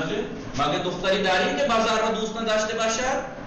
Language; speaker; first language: Persian; non-native, fluent; Urdu